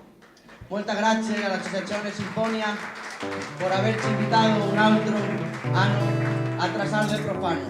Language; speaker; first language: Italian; non-native, learner; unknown